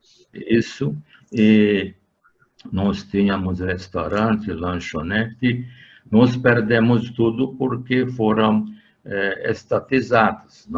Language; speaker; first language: Portuguese; non-native, fluent; Hungarian